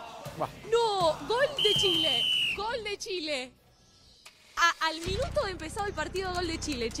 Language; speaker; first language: Spanish; native; Spanish